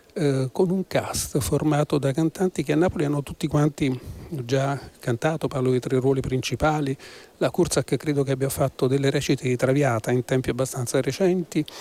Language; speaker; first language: Italian; native; Italian